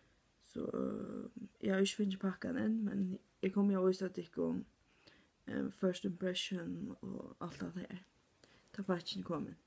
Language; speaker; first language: Norwegian; non-native, learner; Faroese